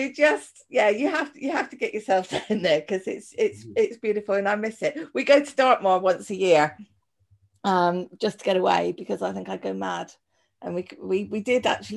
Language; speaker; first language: English; native; English